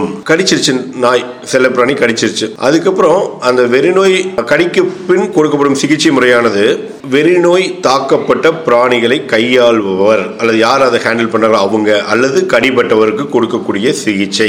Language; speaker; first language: Tamil; native; Tamil